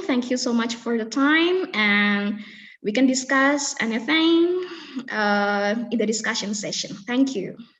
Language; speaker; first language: English; non-native, fluent; Indonesian